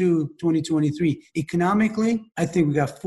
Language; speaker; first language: English; non-native, fluent; Persian